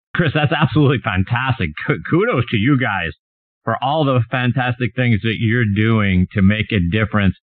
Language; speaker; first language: English; native; English